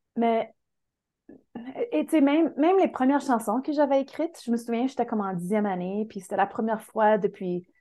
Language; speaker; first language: French; native; French